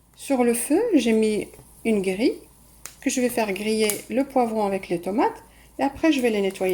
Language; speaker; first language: French; non-native, local second language; Arabic